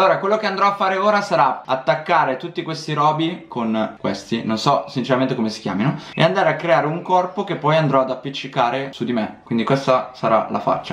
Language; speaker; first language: Italian; native; Italian